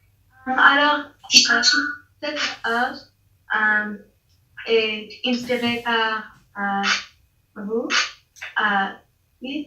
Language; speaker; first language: French; non-native, learner; English